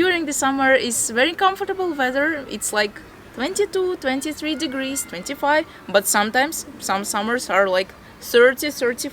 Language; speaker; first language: English; non-native, fluent; Latvian